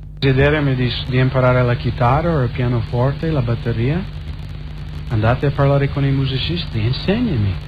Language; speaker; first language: Italian; non-native, fluent; English